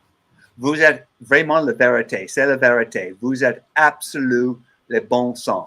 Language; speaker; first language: French; non-native, learner; English